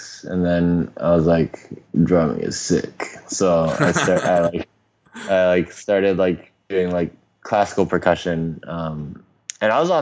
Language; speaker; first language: English; non-native, local second language; Cantonese